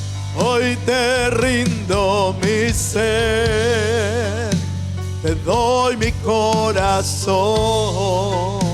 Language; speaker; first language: Spanish; native; Spanish